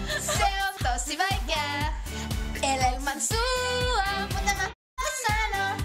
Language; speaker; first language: Finnish; non-native, learner; Spanish